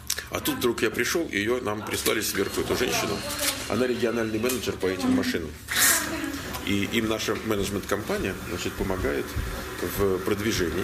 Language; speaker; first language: Russian; native; Russian